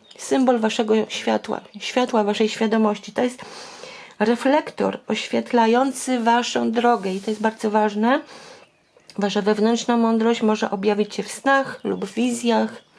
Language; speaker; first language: Polish; native; Polish